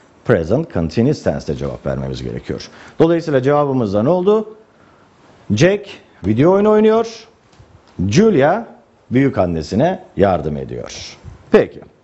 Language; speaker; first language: Turkish; native; Turkish